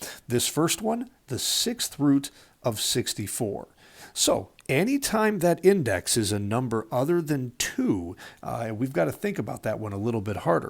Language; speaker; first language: English; native; English